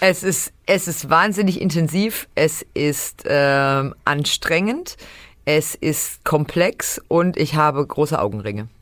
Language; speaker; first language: German; native; German